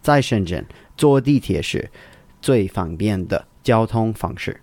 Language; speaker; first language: Chinese; non-native, learner; English